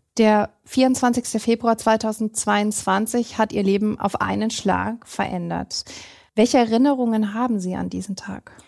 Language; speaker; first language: German; native; German